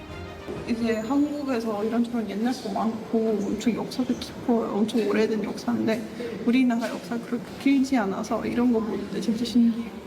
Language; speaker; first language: Korean; non-native, fluent; Estonian